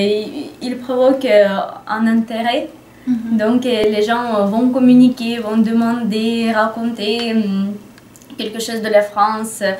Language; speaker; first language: French; non-native, fluent; Russian